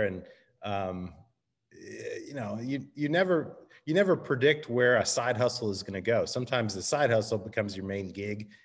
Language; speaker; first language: English; native; English